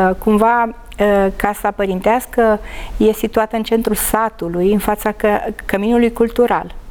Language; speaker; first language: Romanian; native; Romanian